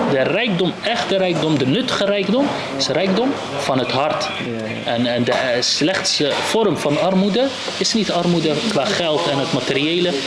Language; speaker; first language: Dutch; early bilingual, other home language; Arabic